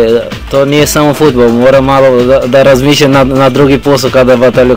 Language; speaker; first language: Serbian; non-native, learner; Portuguese